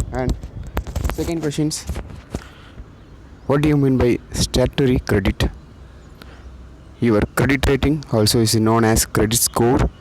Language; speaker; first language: English; non-native, local second language; Tamil